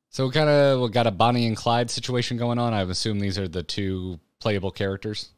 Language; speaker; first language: English; native; English